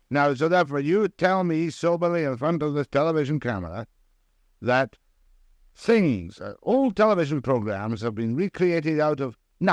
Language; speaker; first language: English; native; English